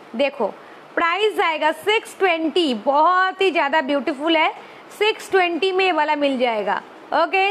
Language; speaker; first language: Hindi; non-native, local second language; Bangla